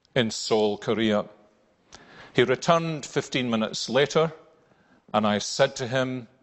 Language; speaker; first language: English; native; English